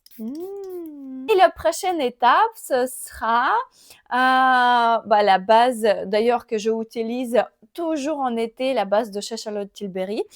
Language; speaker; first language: French; non-native, fluent; Ukrainian